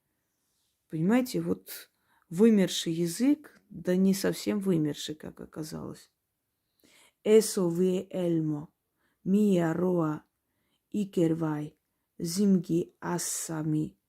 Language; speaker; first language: Russian; native; Russian